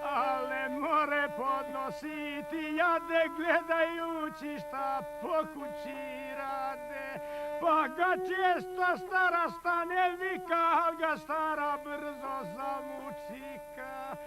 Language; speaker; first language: Bosnian; native; Bosnian